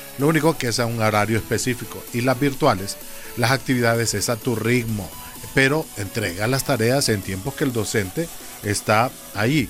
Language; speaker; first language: Spanish; native; Spanish